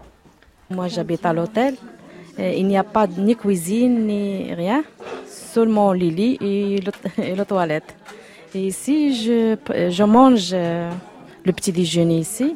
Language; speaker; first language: French; non-native, learner; Arabic